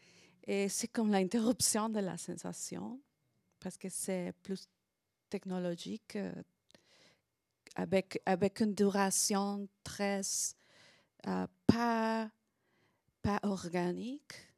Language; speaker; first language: French; non-native, learner; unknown